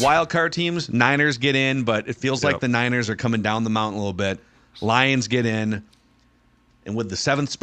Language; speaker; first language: English; native; English